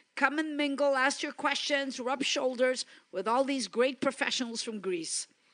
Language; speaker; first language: English; early bilingual, other home language; Greek